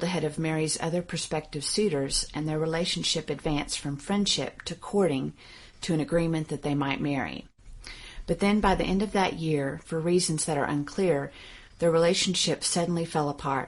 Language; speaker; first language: English; native; English